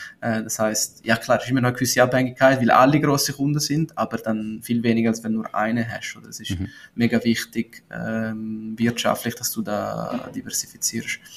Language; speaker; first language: German; non-native, local second language; Italian